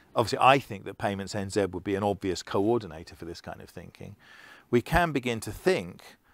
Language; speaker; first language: English; native; English